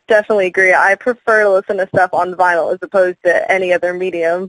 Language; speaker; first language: English; native; English